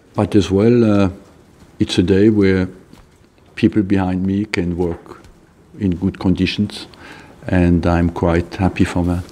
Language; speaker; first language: English; non-native, fluent; French